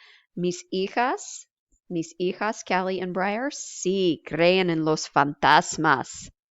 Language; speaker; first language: Spanish; non-native, fluent; English